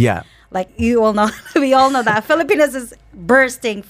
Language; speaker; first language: English; non-native, local second language; Cebuano